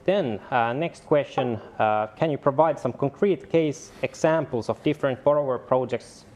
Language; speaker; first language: English; non-native, fluent; Finnish